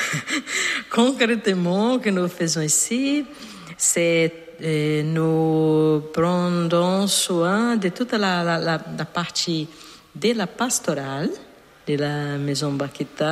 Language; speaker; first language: French; non-native, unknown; Portuguese